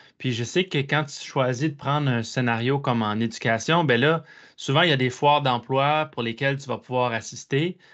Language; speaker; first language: French; native; French